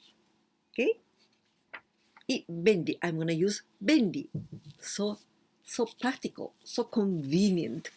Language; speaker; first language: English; non-native, fluent; Japanese